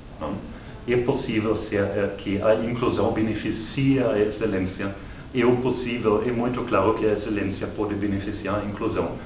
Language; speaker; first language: Portuguese; non-native, fluent; German